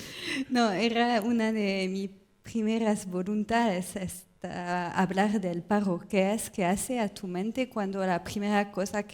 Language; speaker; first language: Spanish; non-native, learner; French